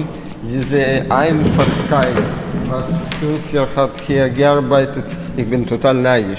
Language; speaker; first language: German; non-native, learner; Spanish